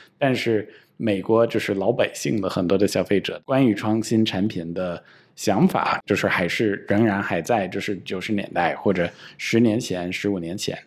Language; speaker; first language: Chinese; non-native, fluent; English